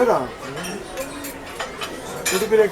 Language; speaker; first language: Spanish; early bilingual, heritage; English